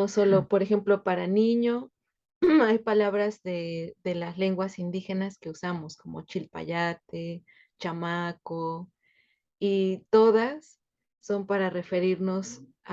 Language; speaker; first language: Spanish; native; Spanish